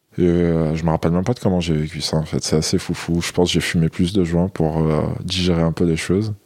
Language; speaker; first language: French; non-native, local second language; Arabic